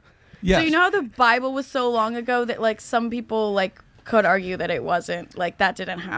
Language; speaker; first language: English; native; English